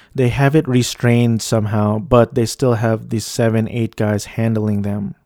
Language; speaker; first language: English; early bilingual, other home language; Filipino